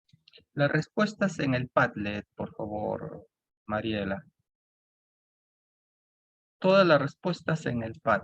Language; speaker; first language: Spanish; native; Spanish